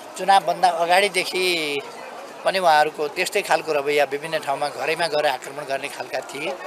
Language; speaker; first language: Nepali; native; Nepali